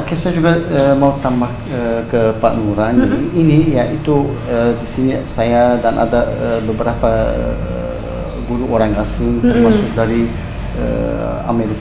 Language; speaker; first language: Indonesian; non-native, fluent; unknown